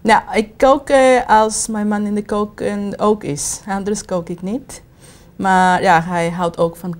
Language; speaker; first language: Dutch; non-native, learner; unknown